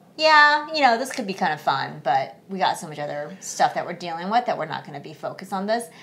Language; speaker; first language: English; early bilingual, other home language; Chinese